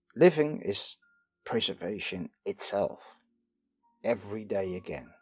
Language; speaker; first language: English; non-native, fluent; Dutch